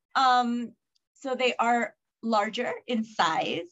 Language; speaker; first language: English; early bilingual, other home language; Spanish